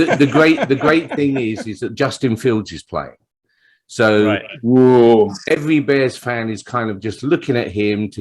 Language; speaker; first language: English; native; English